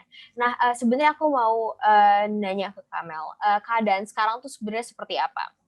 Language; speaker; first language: Indonesian; native; Indonesian